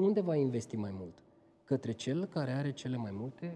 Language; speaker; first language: Romanian; native; Romanian